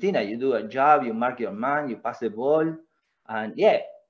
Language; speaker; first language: English; non-native, fluent; Spanish